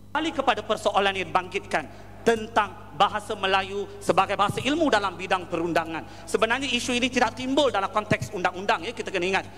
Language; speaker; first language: Malay; non-native, local second language; Tamil